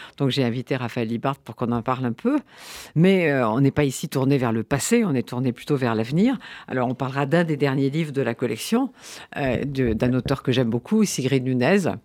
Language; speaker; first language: French; native; French